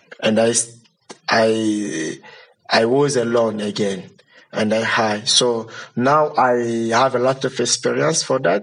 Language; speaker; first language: English; non-native, learner; Lingala